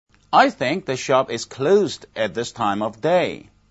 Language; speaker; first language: English; non-native, fluent; Chinese